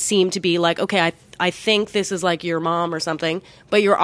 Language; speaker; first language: English; native; English